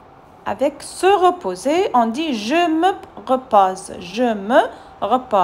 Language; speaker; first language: French; non-native, fluent; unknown